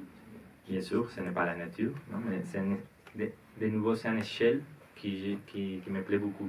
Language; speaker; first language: French; non-native, learner; Spanish